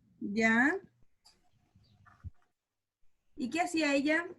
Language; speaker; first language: Spanish; native; Spanish